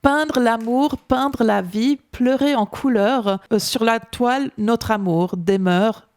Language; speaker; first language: French; non-native, fluent; English